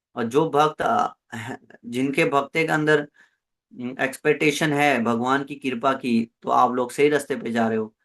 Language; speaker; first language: Hindi; non-native, local second language; Punjabi